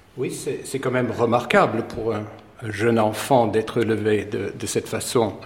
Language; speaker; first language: French; non-native, fluent; English